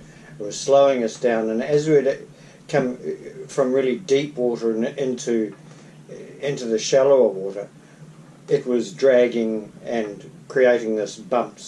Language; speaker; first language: English; native; English